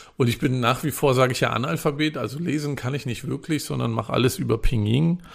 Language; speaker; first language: German; native; German